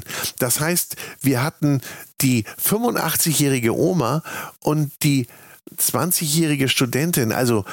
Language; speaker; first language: German; native; German